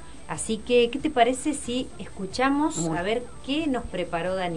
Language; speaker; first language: Spanish; native; Spanish